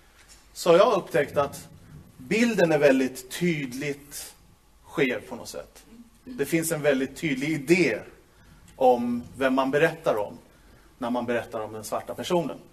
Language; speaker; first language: Swedish; native; Swedish